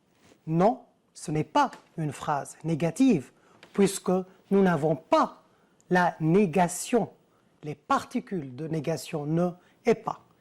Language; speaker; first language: French; non-native, fluent; Arabic